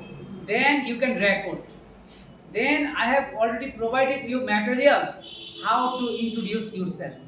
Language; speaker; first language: English; non-native, learner; Bangla